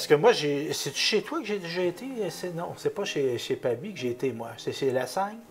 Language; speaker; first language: French; native; French